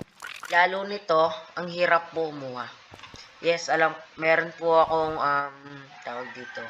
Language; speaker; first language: Filipino; native; Filipino